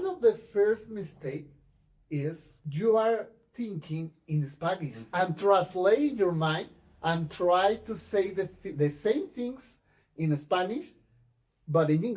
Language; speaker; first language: English; non-native, fluent; Spanish